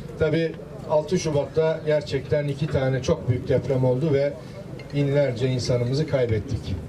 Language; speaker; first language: Turkish; native; Turkish